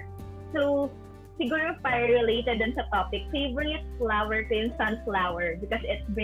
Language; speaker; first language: English; non-native, local second language; Bikol